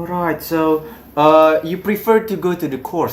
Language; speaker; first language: English; non-native, fluent; Indonesian